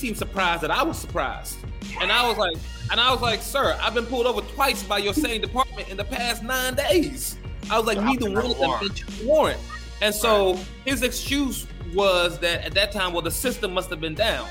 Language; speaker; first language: English; native; English